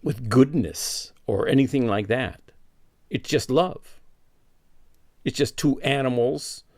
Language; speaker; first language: English; native; English